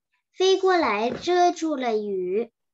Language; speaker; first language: Chinese; early bilingual, heritage; Chinese